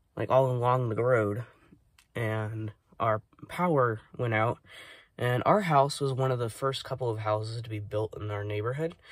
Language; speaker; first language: English; native; English